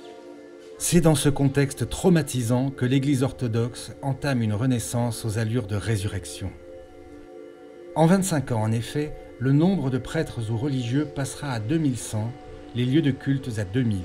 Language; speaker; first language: French; native; French